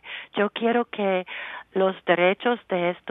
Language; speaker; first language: Spanish; non-native, learner; English